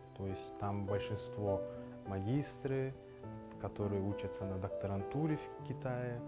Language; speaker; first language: Russian; non-native, local second language; Kyrgyz